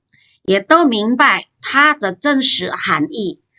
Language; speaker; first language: Chinese; non-native, fluent; Indonesian